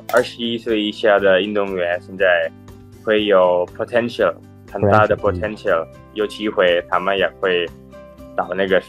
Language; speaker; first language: Chinese; non-native, fluent; Indonesian